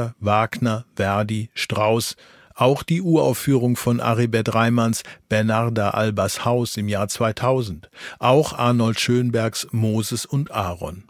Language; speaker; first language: German; native; German